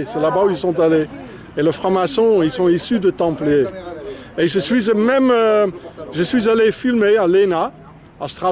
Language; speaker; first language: French; non-native, fluent; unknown